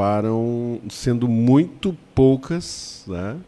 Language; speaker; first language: Portuguese; native; Portuguese